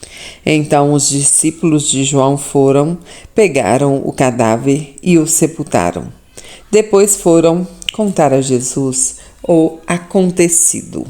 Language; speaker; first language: Portuguese; native; Portuguese